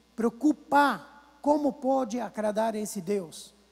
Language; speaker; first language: Portuguese; non-native, fluent; Arabic